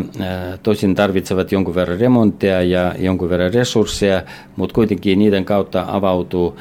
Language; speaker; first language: Finnish; non-native, fluent; Russian